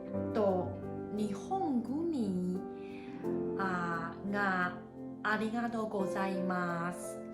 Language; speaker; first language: Japanese; non-native, learner; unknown